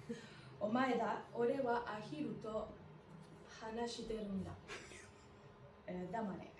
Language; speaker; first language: Japanese; non-native, learner; French